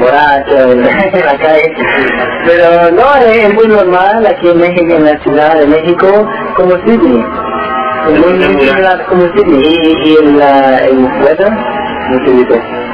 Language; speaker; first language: Spanish; early bilingual, heritage; Spanish